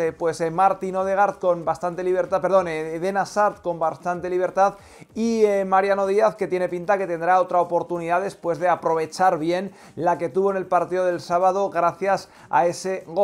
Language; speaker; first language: Spanish; native; Spanish